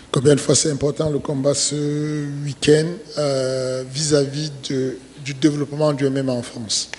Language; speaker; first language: French; native; French